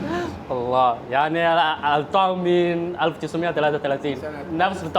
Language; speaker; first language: Arabic; non-native, fluent; Chinese